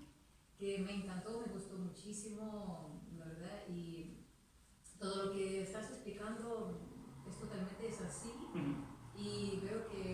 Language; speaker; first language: Spanish; non-native, fluent; Russian